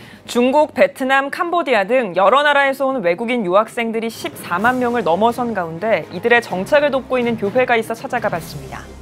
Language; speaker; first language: Korean; native; Korean